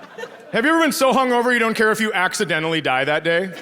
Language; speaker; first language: English; native; English